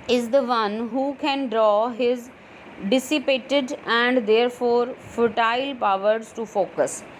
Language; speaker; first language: English; non-native, local second language; Punjabi